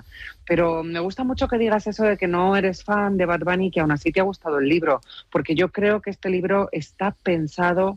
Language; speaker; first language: Spanish; native; Spanish